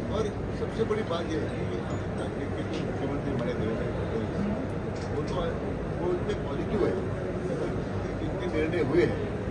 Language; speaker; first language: Hindi; non-native, local second language; Marathi